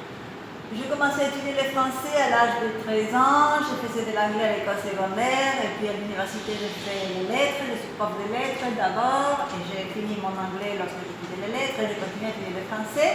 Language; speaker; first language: French; non-native, fluent; Spanish